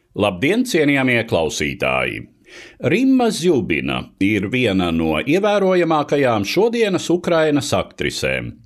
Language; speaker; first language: Latvian; native; Latvian